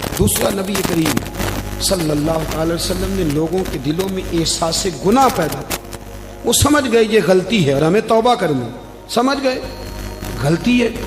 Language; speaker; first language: Urdu; non-native, local second language; Punjabi